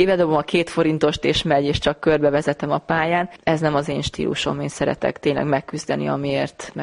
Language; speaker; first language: Hungarian; native; Hungarian